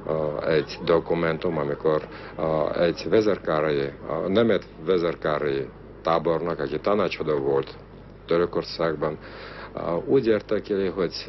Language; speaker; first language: Hungarian; non-native, fluent; Armenian